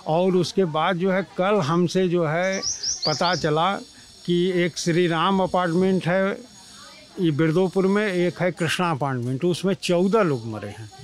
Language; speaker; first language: Hindi; native; Hindi